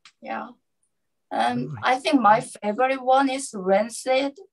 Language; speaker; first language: English; non-native, learner; Korean